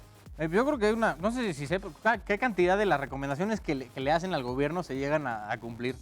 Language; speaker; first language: Spanish; native; Spanish